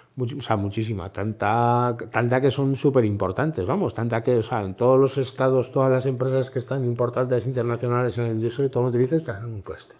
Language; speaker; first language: Spanish; native; Spanish